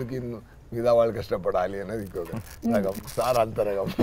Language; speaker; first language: Telugu; non-native, learner; Tamil